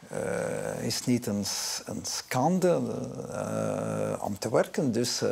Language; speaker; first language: Dutch; non-native, local second language; French